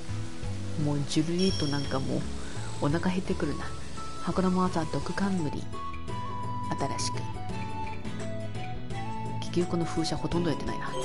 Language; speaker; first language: Japanese; native; Japanese